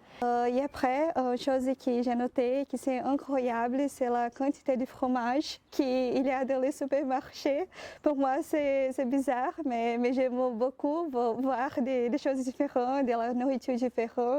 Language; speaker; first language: French; non-native, learner; Portuguese